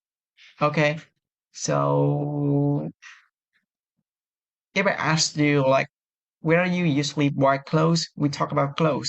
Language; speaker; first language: English; non-native, fluent; Vietnamese